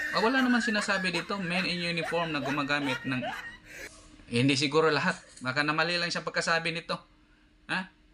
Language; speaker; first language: Filipino; non-native, local second language; Cebuano